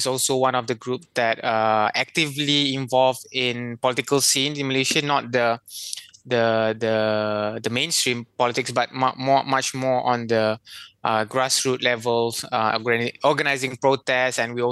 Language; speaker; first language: English; non-native, local second language; Malay